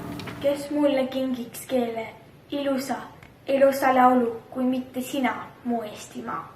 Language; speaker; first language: Estonian; early bilingual, heritage; Estonian